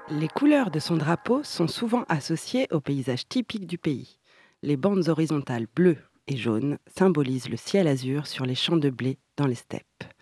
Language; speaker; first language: French; native; French